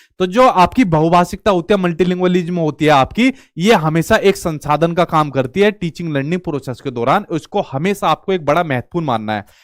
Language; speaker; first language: Hindi; native; Hindi